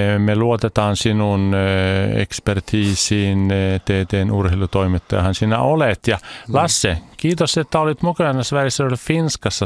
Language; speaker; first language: Finnish; early bilingual, heritage; Swedish